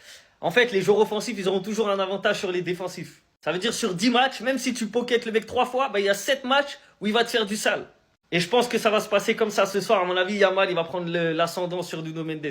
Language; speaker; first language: French; native; French